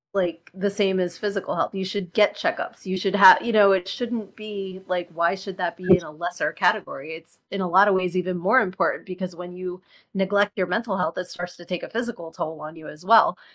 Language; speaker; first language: English; native; English